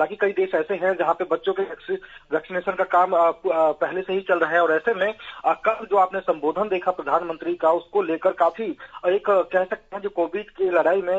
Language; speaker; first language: Hindi; native; Hindi